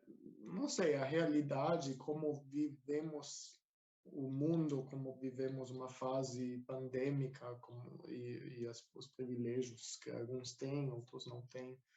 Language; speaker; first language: Portuguese; non-native, fluent; German